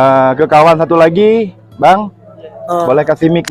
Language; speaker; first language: Indonesian; native; Indonesian